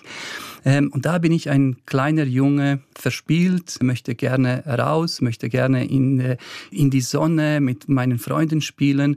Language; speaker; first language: German; early bilingual, other home language; Bosnian